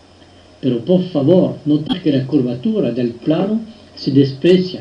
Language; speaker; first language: Spanish; non-native, fluent; French